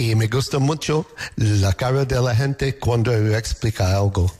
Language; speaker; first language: Spanish; non-native, learner; English